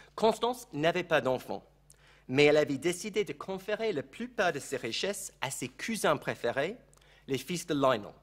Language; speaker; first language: French; non-native, fluent; English